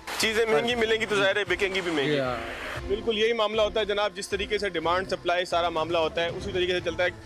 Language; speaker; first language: Urdu; native; Urdu